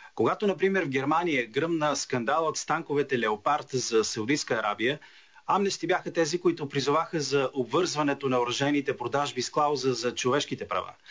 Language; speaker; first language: Bulgarian; native; Bulgarian